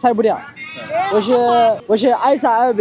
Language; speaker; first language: Chinese; non-native, learner; Amharic